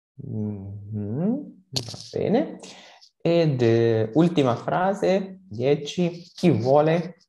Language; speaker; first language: Italian; non-native, fluent; Ukrainian